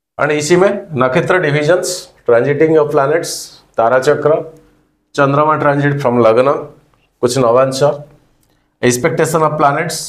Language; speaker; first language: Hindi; non-native, local second language; Odia